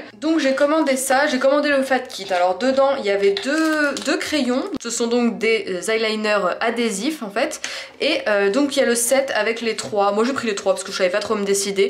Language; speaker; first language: French; native; French